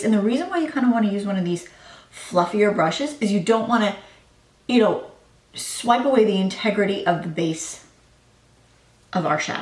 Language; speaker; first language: English; native; English